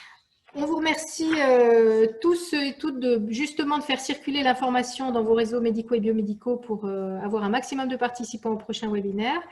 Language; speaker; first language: French; native; French